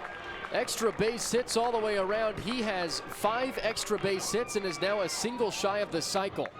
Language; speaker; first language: English; native; English